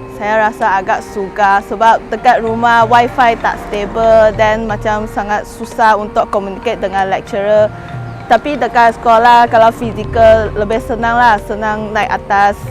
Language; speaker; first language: Malay; native; Malay